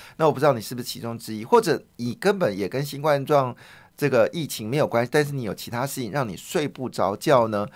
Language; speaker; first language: Chinese; native; Chinese